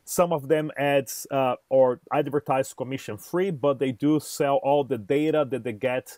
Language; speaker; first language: English; non-native, fluent; Portuguese